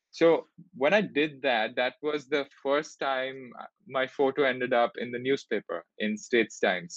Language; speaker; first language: English; non-native, local second language; Hindi